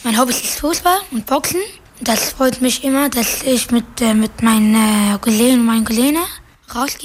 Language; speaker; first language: German; non-native, learner; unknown